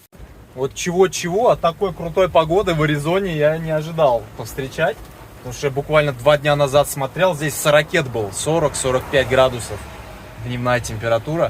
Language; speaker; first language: Russian; native; Russian